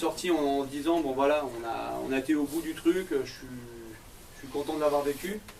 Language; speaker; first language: French; native; French